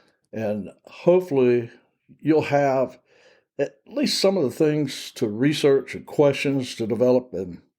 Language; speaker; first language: English; native; English